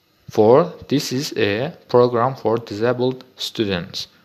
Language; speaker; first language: English; non-native, fluent; Azerbaijani